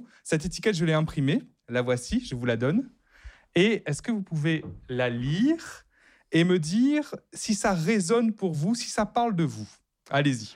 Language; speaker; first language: French; native; French